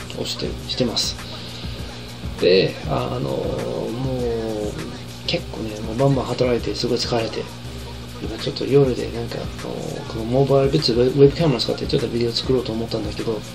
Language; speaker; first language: Japanese; non-native, fluent; English